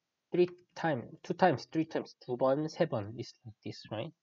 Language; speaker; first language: English; non-native, fluent; Korean